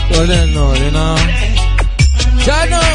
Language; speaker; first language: English; non-native, learner; French